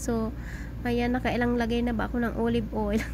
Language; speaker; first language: Filipino; native; Filipino